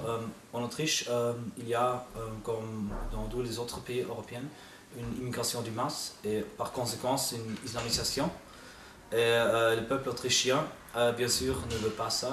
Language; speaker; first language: French; non-native, fluent; German